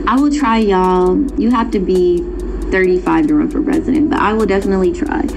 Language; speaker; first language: English; native; English